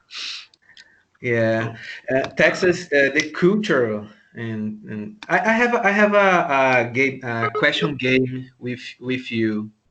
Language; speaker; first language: English; non-native, learner; Portuguese